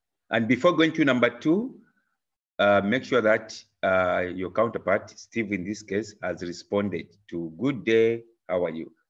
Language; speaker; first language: English; non-native, local second language; Bemba